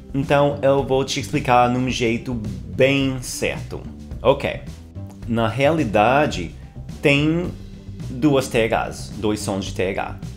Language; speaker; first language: Portuguese; non-native, fluent; English